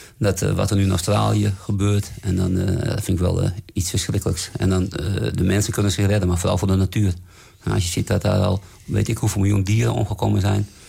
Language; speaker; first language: Dutch; native; Dutch